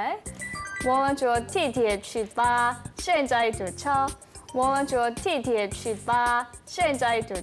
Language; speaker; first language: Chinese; non-native, learner; Korean